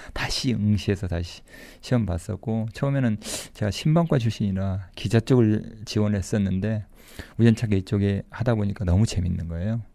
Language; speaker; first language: Korean; native; Korean